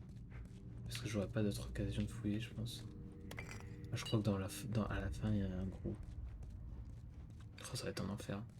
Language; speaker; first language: French; native; French